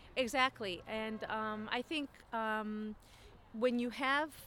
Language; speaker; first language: English; native; English